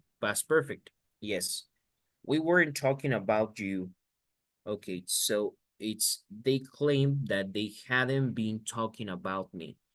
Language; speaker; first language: English; non-native, fluent; Spanish